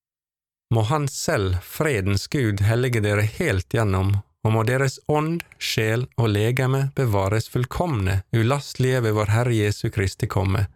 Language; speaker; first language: Norwegian; native; Norwegian